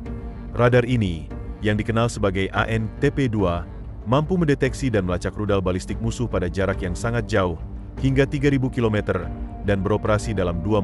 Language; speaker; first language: Indonesian; native; Indonesian